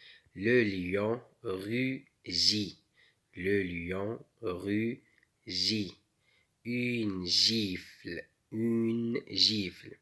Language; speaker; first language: French; non-native, local second language; Arabic